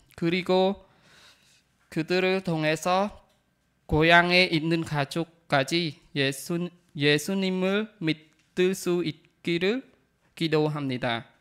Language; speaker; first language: Korean; non-native, learner; Khmer